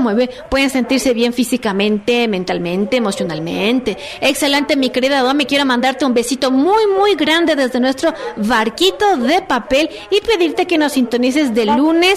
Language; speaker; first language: Spanish; native; Spanish